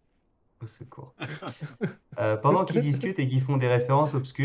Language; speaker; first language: French; native; French